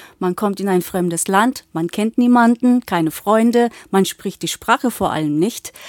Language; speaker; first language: German; early bilingual, other home language; Turkish